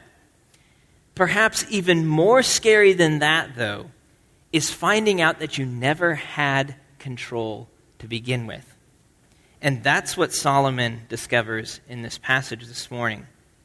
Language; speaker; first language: English; native; English